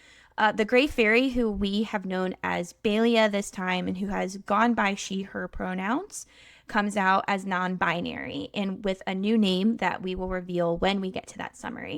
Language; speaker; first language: English; native; English